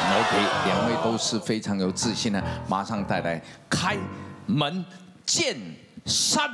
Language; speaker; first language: Chinese; native; Chinese